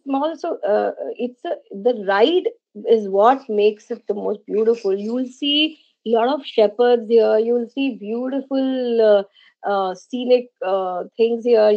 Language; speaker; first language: English; non-native, local second language; Hindi